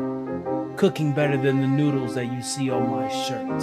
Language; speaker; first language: English; native; English